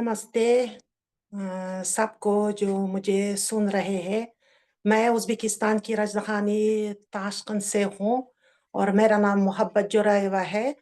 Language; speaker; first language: Hindi; non-native, fluent; Uzbek